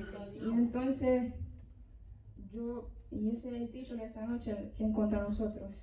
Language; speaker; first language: Spanish; native; Spanish